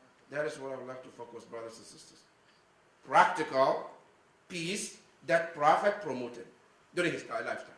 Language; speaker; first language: English; non-native, fluent; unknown